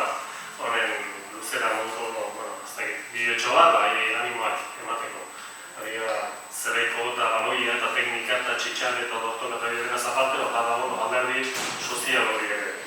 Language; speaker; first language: Basque; native; Basque